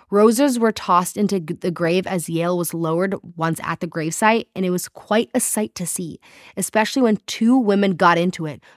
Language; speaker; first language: English; native; English